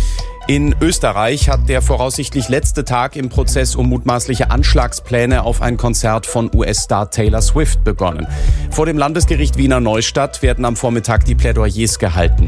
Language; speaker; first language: German; native; German